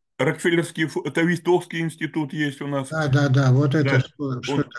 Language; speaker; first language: Russian; native; Russian